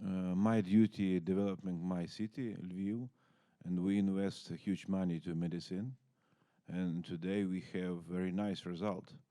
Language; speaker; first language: English; non-native, learner; Ukrainian